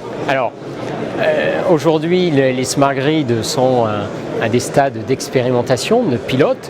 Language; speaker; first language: French; native; French